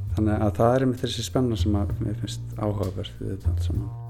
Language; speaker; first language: Icelandic; native; Icelandic